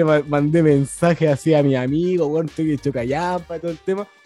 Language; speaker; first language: Spanish; native; Spanish